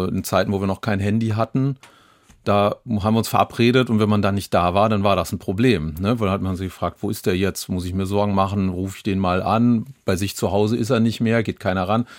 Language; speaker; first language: German; native; German